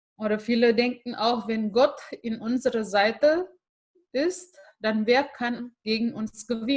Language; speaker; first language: German; non-native, fluent; Indonesian